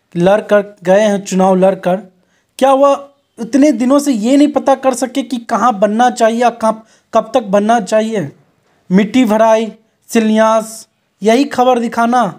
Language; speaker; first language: Hindi; native; Hindi